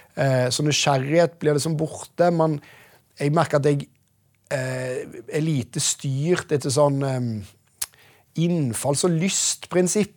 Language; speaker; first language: Norwegian; native; Norwegian